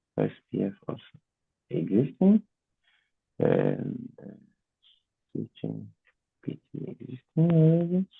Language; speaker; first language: English; non-native, learner; Portuguese